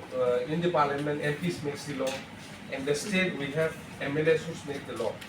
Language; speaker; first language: English; non-native, local second language; Bangla